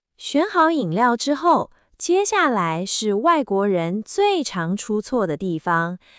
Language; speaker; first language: Chinese; native; Chinese